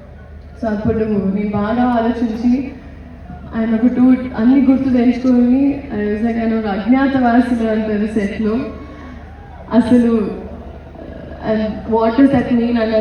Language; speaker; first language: Telugu; non-native, fluent; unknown